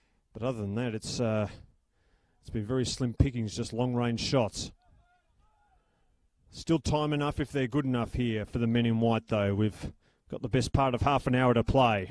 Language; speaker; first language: English; native; English